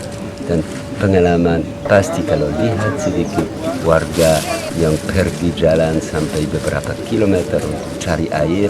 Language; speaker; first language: Indonesian; non-native, learner; French